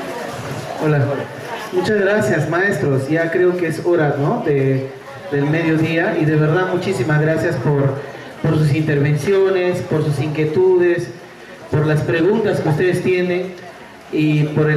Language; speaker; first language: Spanish; non-native, local second language; Shipibo-Conibo